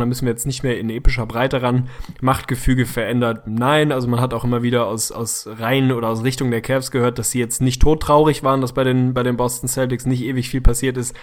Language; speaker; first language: German; native; German